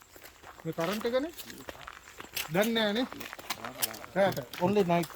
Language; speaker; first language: English; non-native, learner; Sinhala